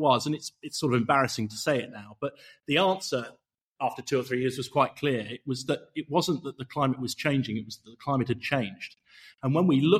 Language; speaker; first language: English; native; English